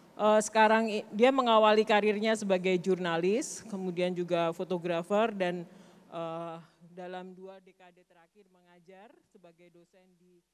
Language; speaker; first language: Indonesian; native; Indonesian